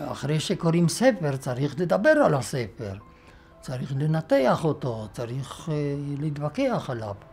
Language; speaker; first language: Hebrew; non-native, fluent; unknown